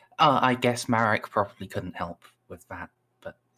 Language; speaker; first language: English; native; English